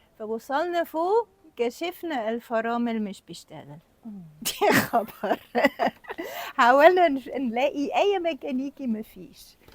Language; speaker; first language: Egyptian Arabic; non-native, fluent; German